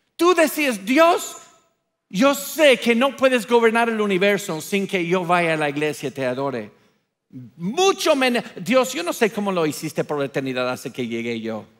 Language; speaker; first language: Spanish; non-native, fluent; English